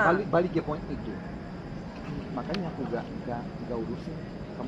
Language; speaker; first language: Indonesian; non-native, fluent; Spanish